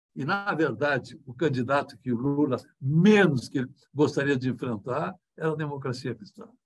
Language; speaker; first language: Portuguese; native; Portuguese